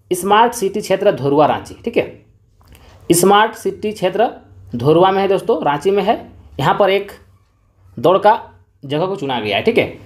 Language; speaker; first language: Hindi; native; Hindi